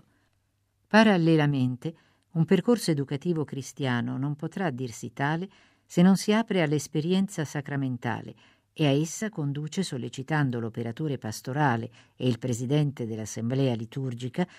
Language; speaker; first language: Italian; native; Italian